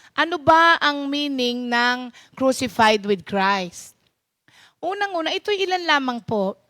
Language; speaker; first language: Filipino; non-native, local second language; Pampanga